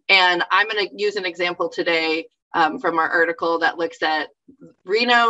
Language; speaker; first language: English; native; English